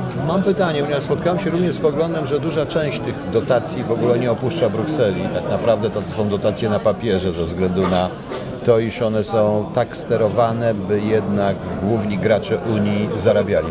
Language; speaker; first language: Polish; native; Polish